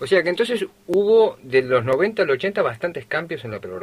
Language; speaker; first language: Spanish; native; Spanish